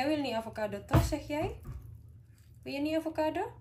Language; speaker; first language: Dutch; non-native, learner; Indonesian